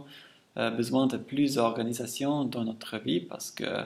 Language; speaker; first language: French; non-native, fluent; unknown